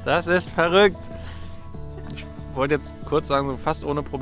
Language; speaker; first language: German; native; German